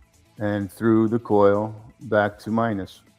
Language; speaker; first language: English; native; English